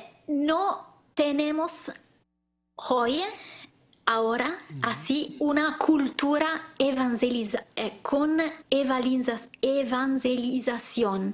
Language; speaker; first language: Spanish; non-native, learner; Italian